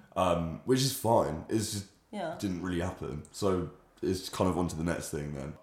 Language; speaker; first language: English; native; English